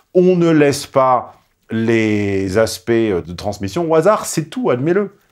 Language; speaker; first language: French; native; French